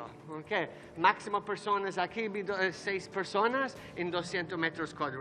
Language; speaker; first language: Spanish; non-native, learner; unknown